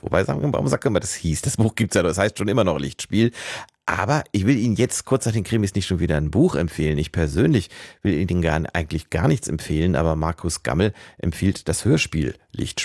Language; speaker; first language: German; native; German